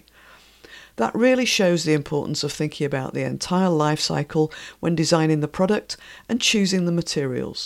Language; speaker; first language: English; native; English